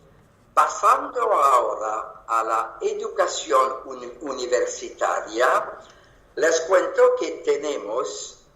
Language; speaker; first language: Spanish; non-native, fluent; French